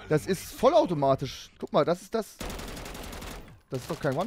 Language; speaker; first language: German; native; German